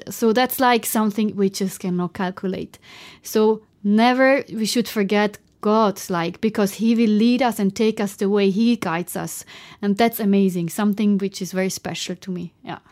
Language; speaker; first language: English; non-native, fluent; German